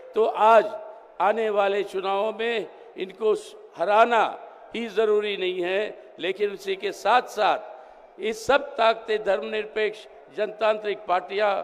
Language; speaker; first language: Hindi; non-native, local second language; Telugu